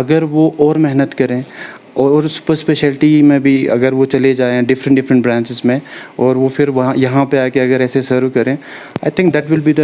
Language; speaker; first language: Hindi; non-native, local second language; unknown